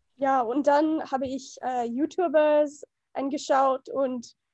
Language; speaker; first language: German; non-native, learner; English